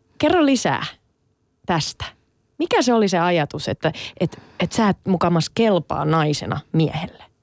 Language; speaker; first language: Finnish; early bilingual, other home language; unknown